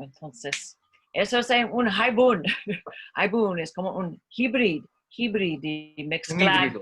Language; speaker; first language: Spanish; non-native, learner; English